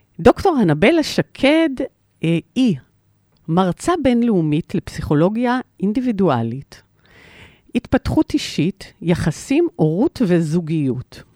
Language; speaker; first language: Hebrew; native; Hebrew